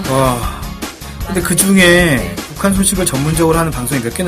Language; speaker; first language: Korean; native; Korean